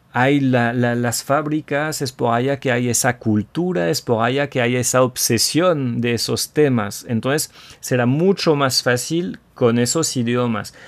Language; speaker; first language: Spanish; non-native, fluent; French